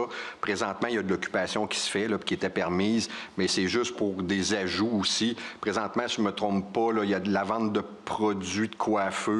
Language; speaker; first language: French; native; French